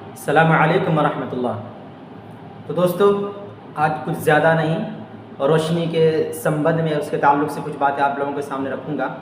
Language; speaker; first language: Urdu; native; Urdu